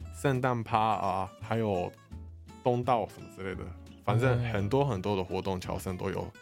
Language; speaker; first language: Chinese; non-native, fluent; Japanese